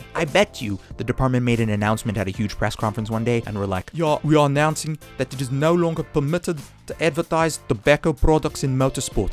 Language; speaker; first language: English; native; English